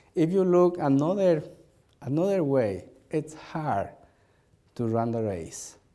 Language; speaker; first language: English; non-native, learner; Spanish